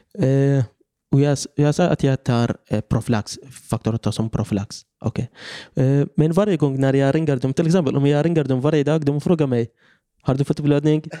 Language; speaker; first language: Swedish; non-native, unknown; Arabic